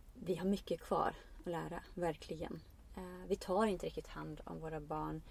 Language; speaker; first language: Swedish; non-native, fluent; Icelandic